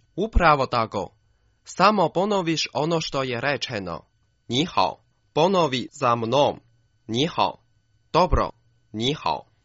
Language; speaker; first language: Croatian; non-native, fluent; Chinese